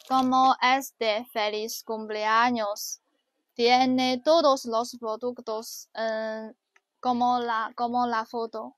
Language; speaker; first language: Spanish; non-native, learner; Chinese